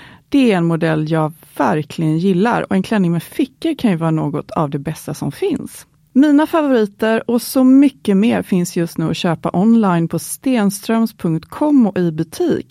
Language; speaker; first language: Swedish; native; Swedish